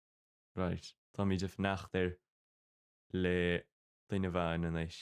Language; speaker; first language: Irish; non-native, local second language; English